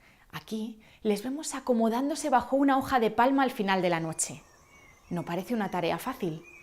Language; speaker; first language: Spanish; native; Spanish